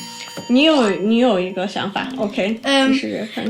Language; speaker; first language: Chinese; native; Chinese